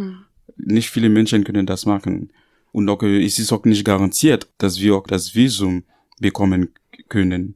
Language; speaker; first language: German; non-native, learner; Haitian Creole